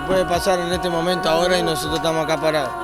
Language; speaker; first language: Spanish; native; Spanish